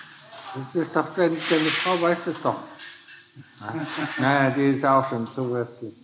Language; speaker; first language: German; non-native, fluent; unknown